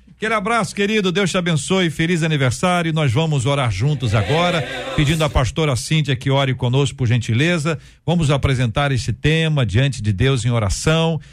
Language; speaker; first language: Portuguese; native; Portuguese